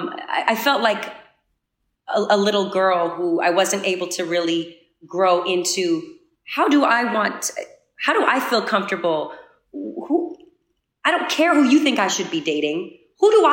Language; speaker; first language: English; native; English